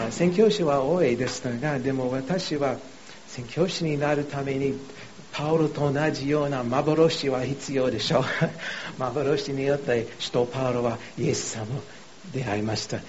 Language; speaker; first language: Japanese; non-native, fluent; English